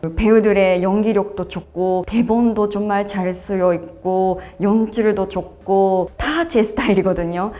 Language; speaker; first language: Korean; non-native, fluent; Japanese